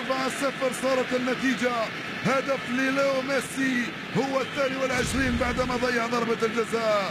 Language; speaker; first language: Arabic; native; Arabic